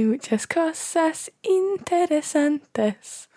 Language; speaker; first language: Spanish; non-native, learner; English